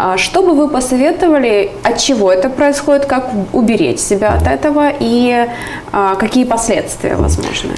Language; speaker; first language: Russian; non-native, local second language; Ukrainian